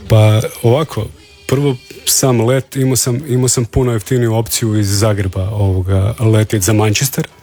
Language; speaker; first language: Serbian; native; Serbian